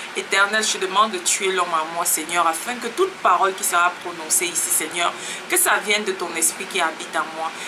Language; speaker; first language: French; native; French